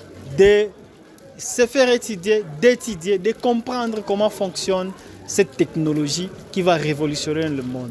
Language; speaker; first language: French; non-native, local second language; Swahili